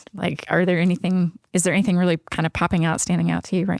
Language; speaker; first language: English; native; English